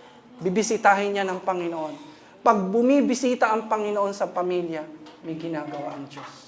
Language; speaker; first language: Filipino; native; Filipino